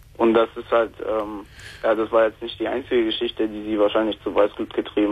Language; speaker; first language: German; native; German